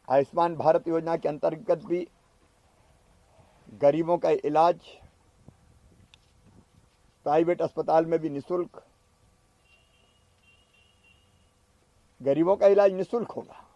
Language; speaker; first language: Hindi; native; Hindi